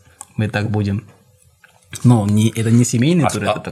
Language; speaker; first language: Russian; non-native, fluent; Spanish